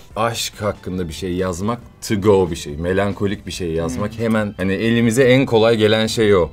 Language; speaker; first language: Turkish; early bilingual, other home language; English